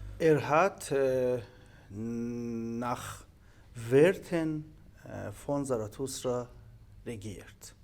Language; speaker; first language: German; non-native, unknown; Persian